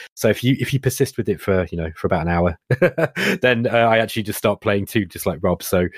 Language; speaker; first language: English; native; English